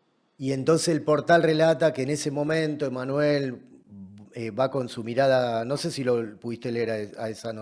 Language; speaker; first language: Spanish; native; Spanish